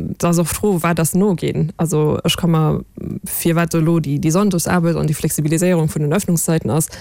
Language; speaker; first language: Luxembourgish; native; Luxembourgish